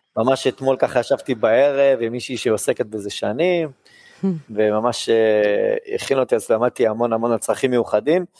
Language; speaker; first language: Hebrew; native; Hebrew